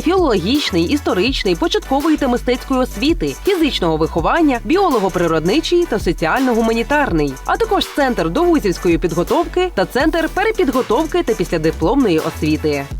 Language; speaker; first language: Ukrainian; native; Ukrainian